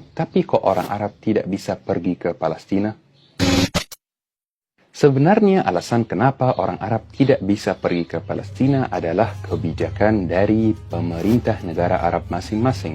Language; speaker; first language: Indonesian; non-native, fluent; Arabic